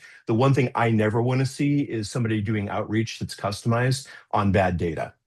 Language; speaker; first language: English; native; English